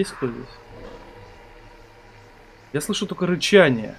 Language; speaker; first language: Russian; native; Russian